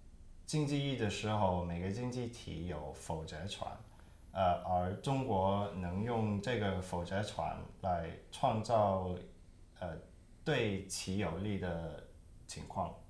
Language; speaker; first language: Chinese; early bilingual, heritage; Chinese